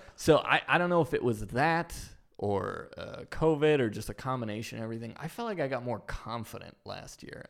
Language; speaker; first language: English; native; English